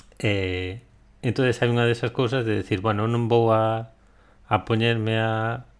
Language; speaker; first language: Galician; non-native, local second language; Spanish